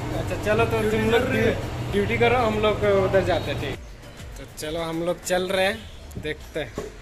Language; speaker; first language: Hindi; non-native, local second language; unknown